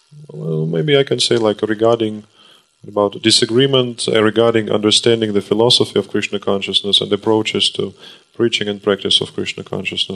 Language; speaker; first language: English; non-native, fluent; Russian